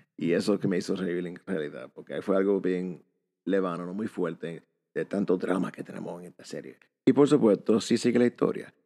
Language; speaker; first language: Spanish; early bilingual, heritage; Spanish